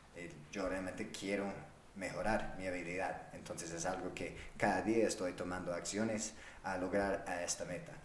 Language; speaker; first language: Spanish; non-native, fluent; English